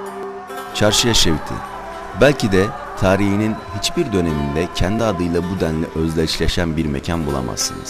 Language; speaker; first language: Turkish; native; Turkish